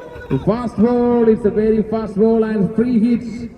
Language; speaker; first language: English; non-native, local second language; Malayalam